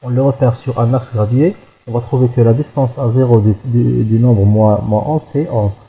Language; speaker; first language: French; non-native, local second language; Arabic